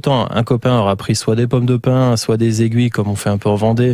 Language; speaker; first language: French; native; French